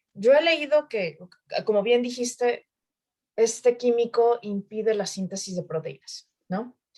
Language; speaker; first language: Spanish; native; Spanish